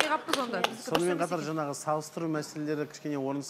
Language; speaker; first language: Kazakh; native; Kazakh